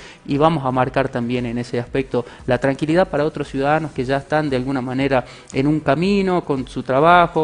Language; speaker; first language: Spanish; native; Spanish